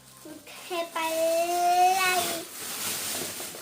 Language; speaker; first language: Thai; early bilingual, heritage; Thai